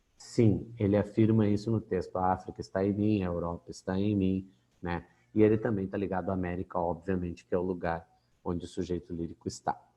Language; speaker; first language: Portuguese; native; Portuguese